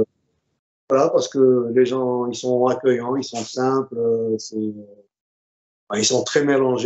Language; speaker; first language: French; non-native, local second language; Arabic